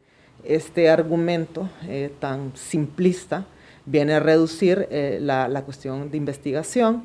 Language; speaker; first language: Spanish; native; Spanish